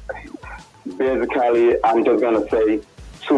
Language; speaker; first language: English; non-native, local second language; Yoruba